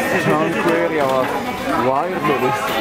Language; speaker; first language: Japanese; non-native, fluent; Italian